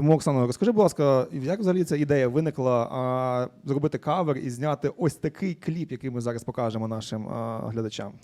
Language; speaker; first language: Ukrainian; native; Ukrainian